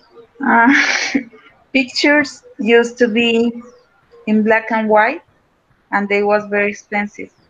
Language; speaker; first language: English; non-native, learner; Spanish